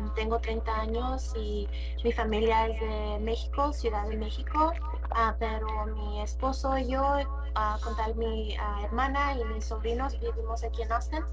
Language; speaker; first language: Spanish; early bilingual, heritage; Spanish